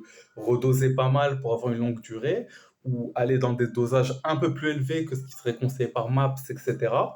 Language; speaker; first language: French; native; French